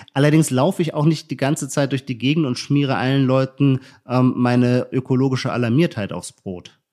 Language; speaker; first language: German; native; German